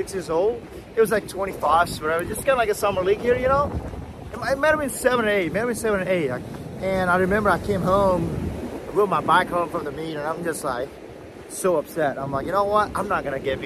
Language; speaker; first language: English; non-native, fluent; Indonesian